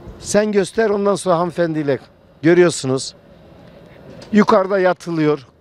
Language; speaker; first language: Turkish; native; Turkish